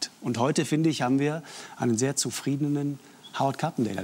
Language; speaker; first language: German; native; German